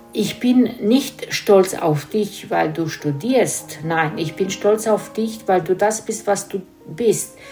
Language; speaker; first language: German; non-native, fluent; Romanian